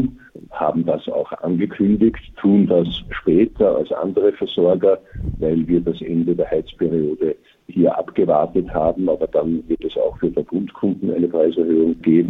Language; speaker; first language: German; native; German